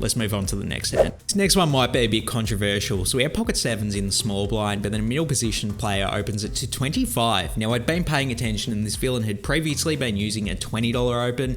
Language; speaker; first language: English; native; English